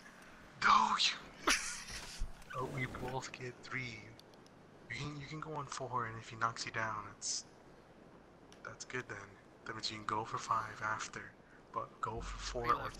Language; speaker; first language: English; native; English